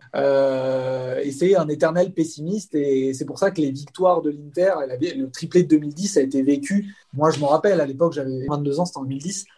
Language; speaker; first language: French; native; French